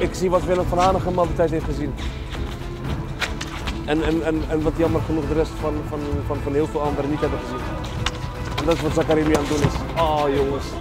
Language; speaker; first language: Dutch; native; Dutch